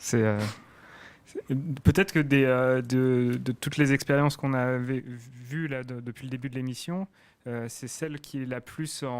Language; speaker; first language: French; native; French